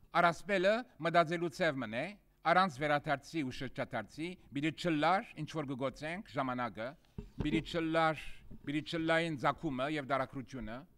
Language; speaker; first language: Armenian; early bilingual, heritage; Armenian